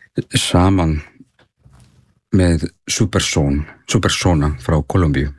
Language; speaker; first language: Icelandic; non-native, learner; Spanish